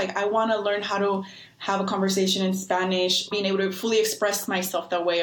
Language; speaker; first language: English; native; English